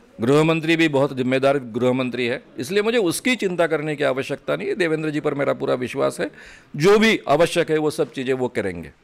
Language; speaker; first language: Hindi; non-native, local second language; Marathi